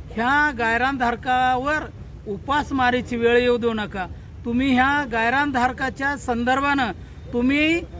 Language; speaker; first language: Marathi; native; Marathi